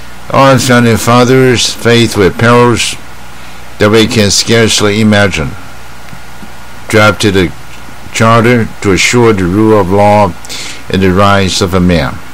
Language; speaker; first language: English; non-native, fluent; Chinese